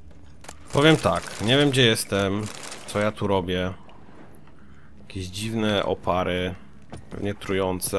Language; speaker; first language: Polish; native; Polish